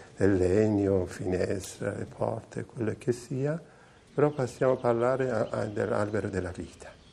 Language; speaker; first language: Italian; non-native, fluent; Persian